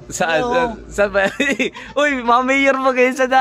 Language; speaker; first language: Filipino; non-native, local second language; Bikol